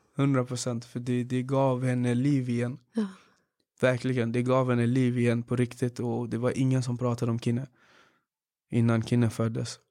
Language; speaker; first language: Swedish; early bilingual, other home language; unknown